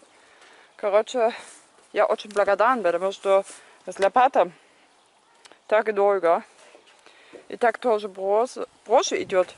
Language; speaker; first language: Russian; non-native, learner; German